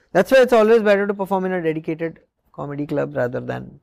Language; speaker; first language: Hindi; non-native, local second language; Odia